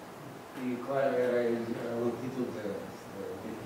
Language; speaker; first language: Spanish; non-native, fluent; Russian